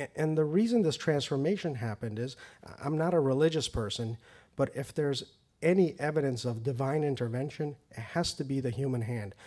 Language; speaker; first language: English; early bilingual, other home language; Persian